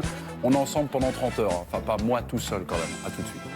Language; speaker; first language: French; native; French